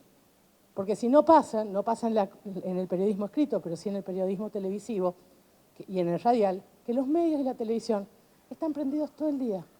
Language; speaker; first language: Spanish; native; Spanish